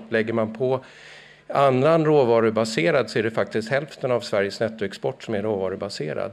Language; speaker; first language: Swedish; native; Swedish